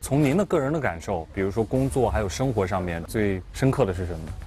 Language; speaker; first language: Chinese; native; Chinese